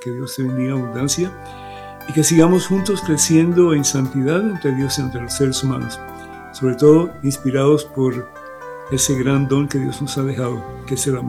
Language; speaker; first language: Spanish; native; Spanish